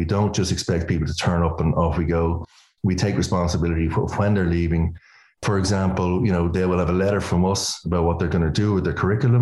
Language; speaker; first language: English; native; English